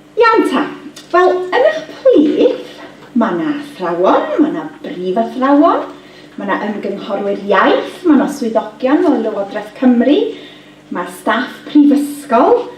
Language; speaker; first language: Welsh; native; Welsh